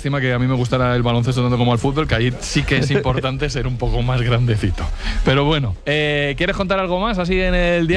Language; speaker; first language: Spanish; native; Spanish